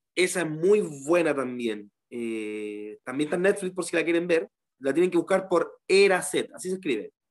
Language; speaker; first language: Spanish; native; Spanish